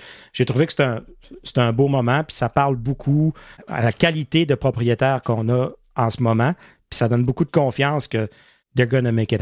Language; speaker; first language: French; native; French